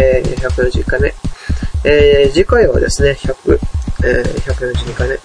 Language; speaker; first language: Japanese; native; Japanese